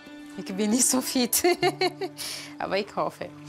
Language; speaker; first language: German; non-native, learner; Swahili